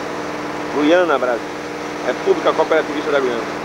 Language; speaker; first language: Portuguese; native; Portuguese